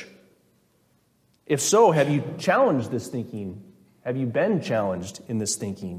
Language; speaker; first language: English; native; English